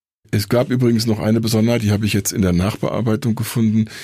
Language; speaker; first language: German; native; German